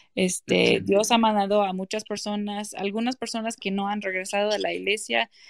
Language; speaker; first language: Spanish; non-native, fluent; English